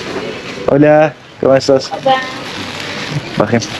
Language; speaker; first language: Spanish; non-native, learner; Turkish